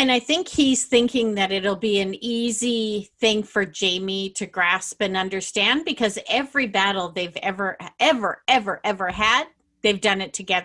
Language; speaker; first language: English; native; English